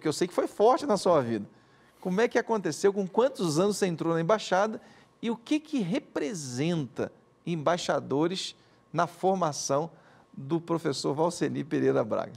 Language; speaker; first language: Portuguese; native; Portuguese